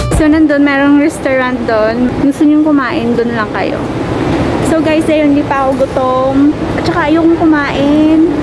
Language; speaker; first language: Filipino; native; Filipino